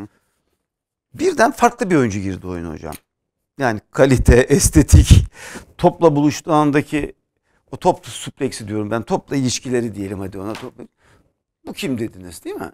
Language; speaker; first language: Turkish; native; Turkish